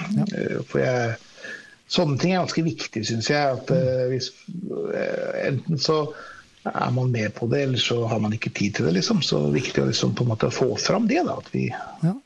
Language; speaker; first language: Norwegian; early bilingual, other home language; Persian